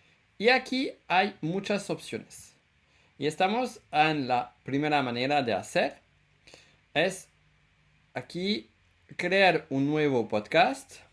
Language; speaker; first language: Spanish; non-native, fluent; French